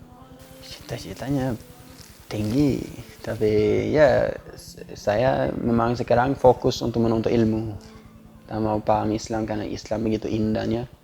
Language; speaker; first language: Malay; non-native, fluent; Swedish